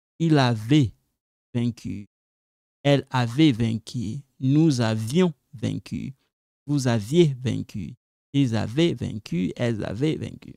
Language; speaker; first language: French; non-native, local second language; Lingala